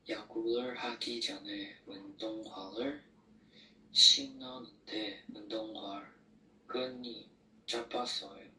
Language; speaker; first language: Korean; non-native, learner; Chinese